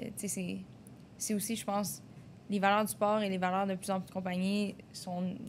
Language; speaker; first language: French; native; French